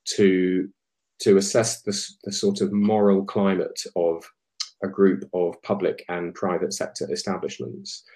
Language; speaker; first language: English; native; English